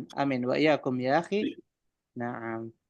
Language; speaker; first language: Arabic; non-native, fluent; Indonesian